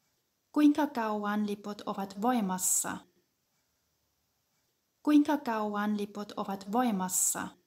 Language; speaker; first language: Finnish; non-native, fluent; German